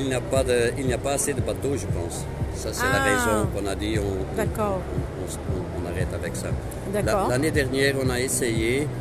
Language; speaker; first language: French; non-native, local second language; Dutch